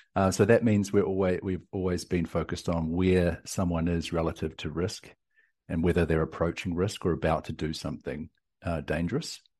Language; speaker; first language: English; native; English